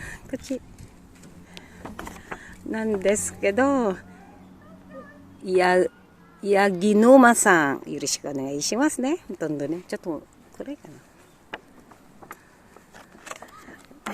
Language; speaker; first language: Japanese; early bilingual, other home language; Filipino